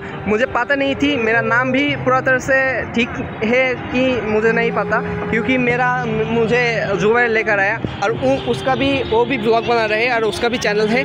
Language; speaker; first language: Hindi; non-native, learner; Bangla